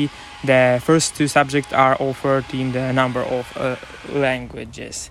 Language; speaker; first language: English; non-native, learner; Ukrainian